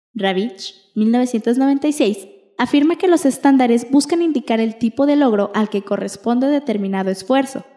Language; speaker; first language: Spanish; native; Spanish